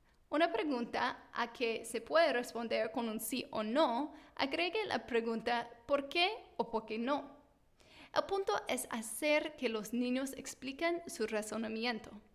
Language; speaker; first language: Spanish; non-native, fluent; English